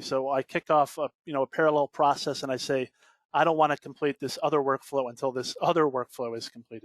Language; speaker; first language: English; native; English